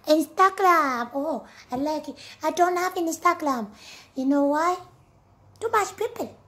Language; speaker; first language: English; non-native, learner; Amharic